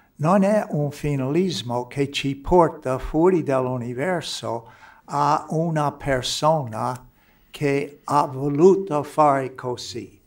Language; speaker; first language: Italian; non-native, fluent; English